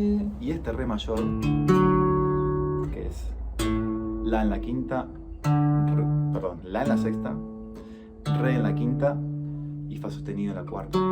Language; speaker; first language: Spanish; native; Spanish